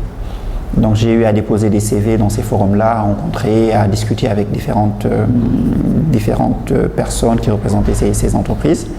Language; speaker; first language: French; non-native, local second language; Wolof